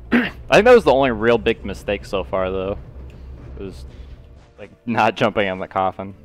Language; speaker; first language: English; native; English